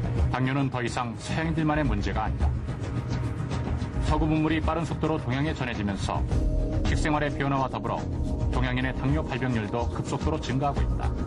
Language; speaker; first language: Korean; native; Korean